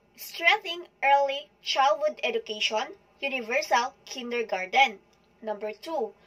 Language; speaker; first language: English; non-native, local second language; Filipino